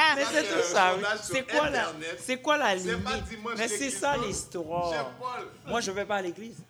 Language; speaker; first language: French; non-native, local second language; Haitian Creole